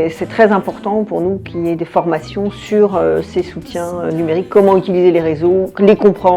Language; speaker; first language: French; native; French